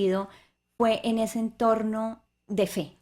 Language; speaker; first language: Spanish; native; Spanish